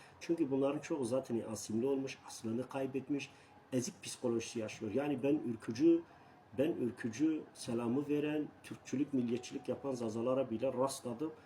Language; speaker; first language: Turkish; non-native, local second language; Kurdish